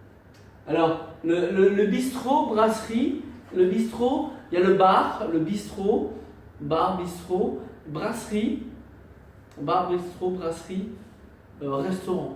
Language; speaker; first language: French; non-native, fluent; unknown